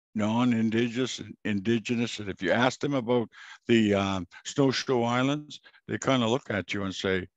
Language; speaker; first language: English; non-native, fluent; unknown